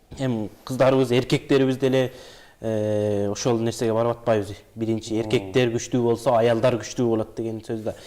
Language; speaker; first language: Kyrgyz; early bilingual, heritage; Kyrgyz